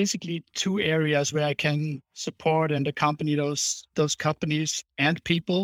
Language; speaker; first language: English; non-native, fluent; German